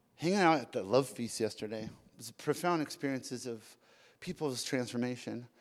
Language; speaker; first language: English; early bilingual, other home language; Spanish